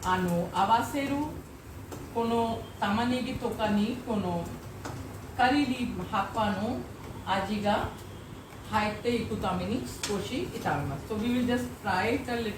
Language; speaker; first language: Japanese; non-native, fluent; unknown